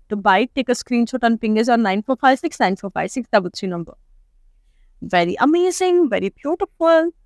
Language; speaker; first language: English; non-native, local second language; Telugu